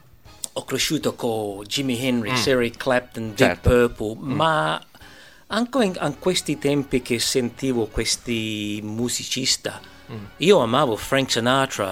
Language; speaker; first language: Italian; early bilingual, heritage; English